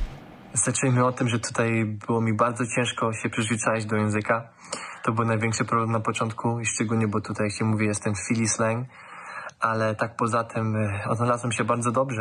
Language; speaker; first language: Polish; early bilingual, heritage; German